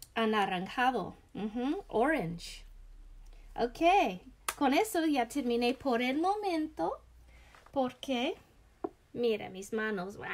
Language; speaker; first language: Spanish; non-native, learner; English